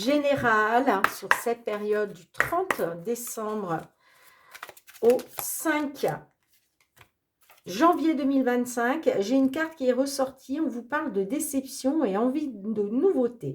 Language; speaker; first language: French; native; French